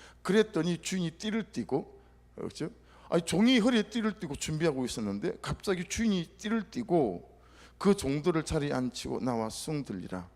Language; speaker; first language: Korean; native; Korean